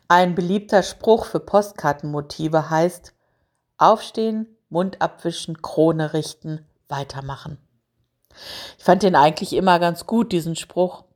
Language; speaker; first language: German; native; German